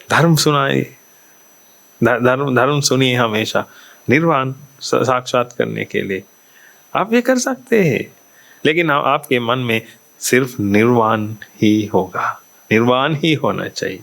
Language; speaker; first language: Hindi; non-native, fluent; Sinhala